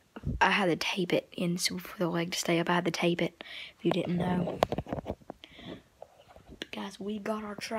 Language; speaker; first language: English; native; English